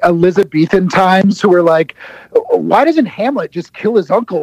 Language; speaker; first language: English; native; English